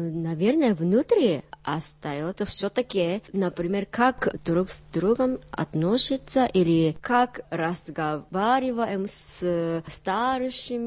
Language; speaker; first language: Russian; non-native, learner; Japanese